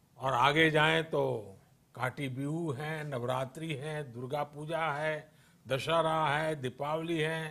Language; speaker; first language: Hindi; non-native, local second language; Gujarati